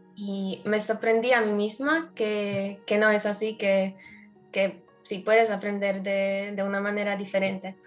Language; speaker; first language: Spanish; non-native, fluent; Polish